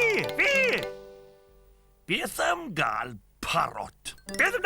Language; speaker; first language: Welsh; native; Welsh